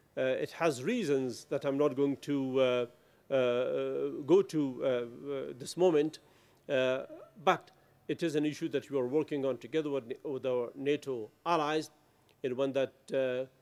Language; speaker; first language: English; non-native, fluent; Persian